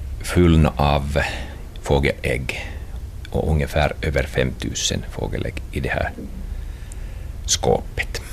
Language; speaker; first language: Swedish; non-native, local second language; Finnish